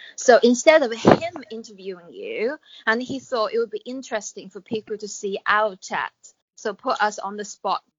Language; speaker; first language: English; non-native, fluent; Chinese